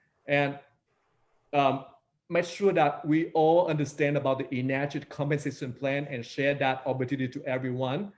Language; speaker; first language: English; non-native, fluent; Vietnamese